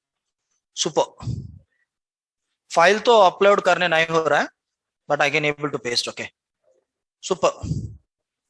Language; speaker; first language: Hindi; non-native, local second language; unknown